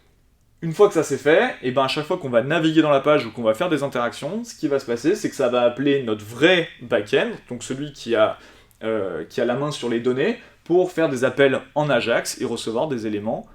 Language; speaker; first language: French; native; French